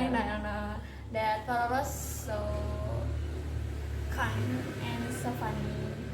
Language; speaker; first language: English; non-native, learner; Indonesian